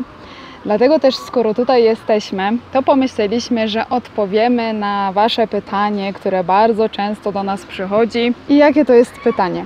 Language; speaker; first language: Polish; native; Polish